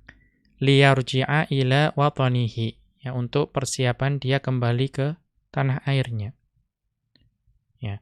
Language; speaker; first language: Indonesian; native; Indonesian